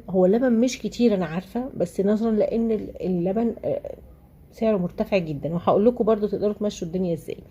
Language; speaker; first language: Arabic; native; Arabic